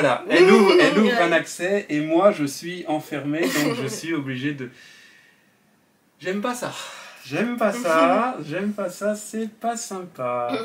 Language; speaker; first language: French; native; French